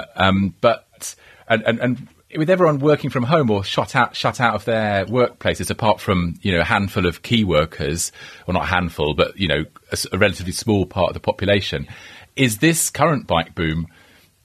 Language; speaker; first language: English; native; English